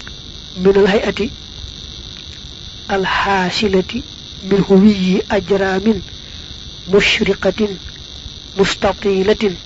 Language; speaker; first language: Arabic; non-native, fluent; Wolof